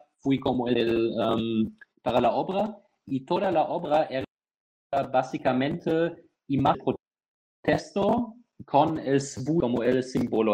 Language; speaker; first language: Spanish; non-native, fluent; German